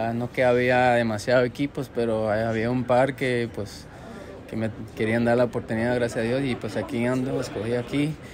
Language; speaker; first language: Spanish; early bilingual, heritage; Spanish